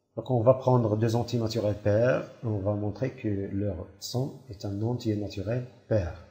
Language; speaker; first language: French; non-native, local second language; Arabic